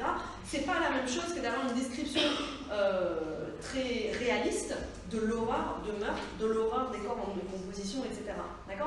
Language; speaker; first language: French; native; French